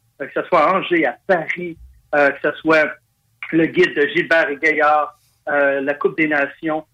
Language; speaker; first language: French; native; French